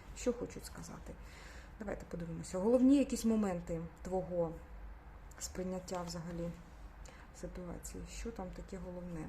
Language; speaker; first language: Ukrainian; non-native, local second language; Russian